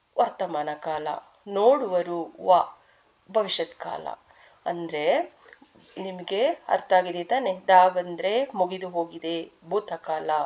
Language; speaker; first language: Kannada; native; Kannada